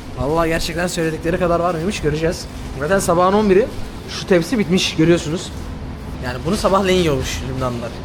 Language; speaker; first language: Turkish; native; Turkish